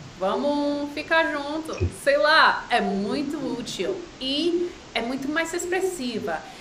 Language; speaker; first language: Portuguese; non-native, fluent; English